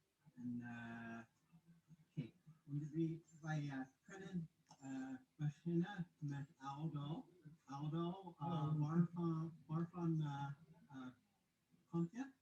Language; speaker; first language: Dutch; non-native, learner; English